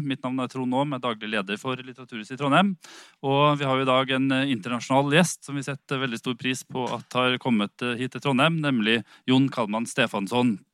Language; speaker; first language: Norwegian; native; Norwegian